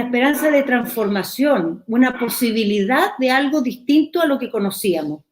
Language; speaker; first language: Spanish; native; Spanish